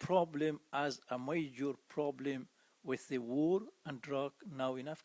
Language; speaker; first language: English; non-native, fluent; Persian